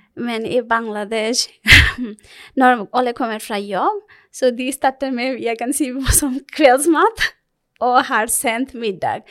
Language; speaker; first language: Norwegian; non-native, fluent; Bangla